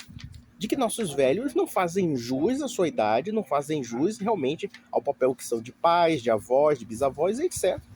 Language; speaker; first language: Portuguese; native; Portuguese